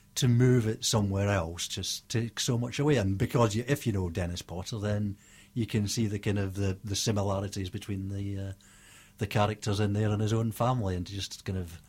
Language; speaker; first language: English; native; English